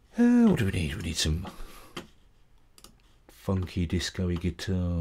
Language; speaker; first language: English; native; English